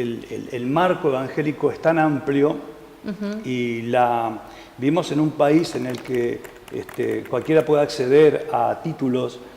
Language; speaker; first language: Spanish; native; Spanish